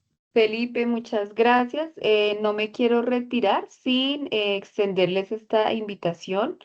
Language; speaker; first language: Spanish; native; Spanish